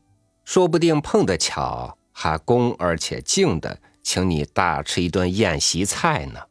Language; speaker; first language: Chinese; native; Chinese